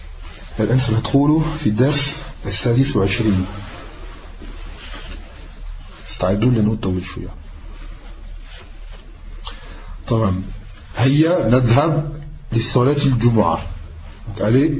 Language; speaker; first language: Arabic; non-native, fluent; French